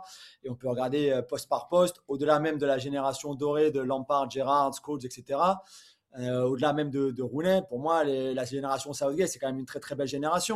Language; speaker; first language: French; native; French